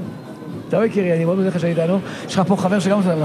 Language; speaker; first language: Hebrew; native; Hebrew